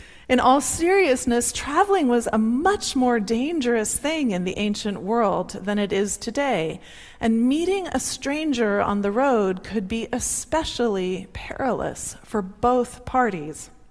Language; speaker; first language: English; native; English